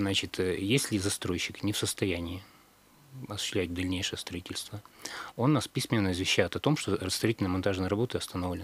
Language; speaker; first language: Russian; native; Russian